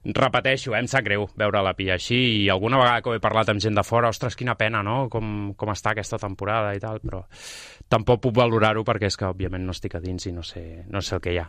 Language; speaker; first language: Catalan; native; Catalan